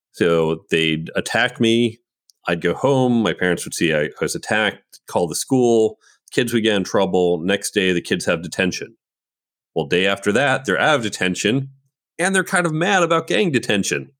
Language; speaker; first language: English; native; English